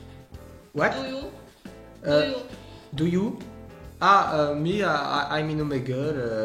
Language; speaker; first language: English; non-native, learner; French